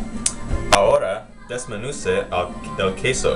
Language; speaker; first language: Spanish; non-native, learner; English